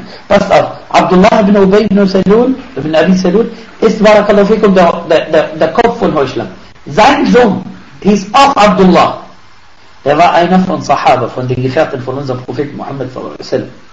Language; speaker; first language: German; non-native, fluent; Arabic